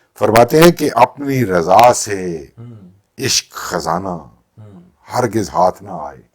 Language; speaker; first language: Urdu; non-native, local second language; Punjabi